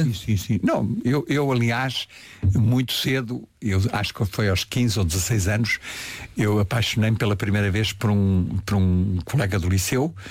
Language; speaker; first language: Portuguese; early bilingual, heritage; Portuguese